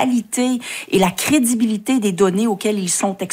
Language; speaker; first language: French; native; French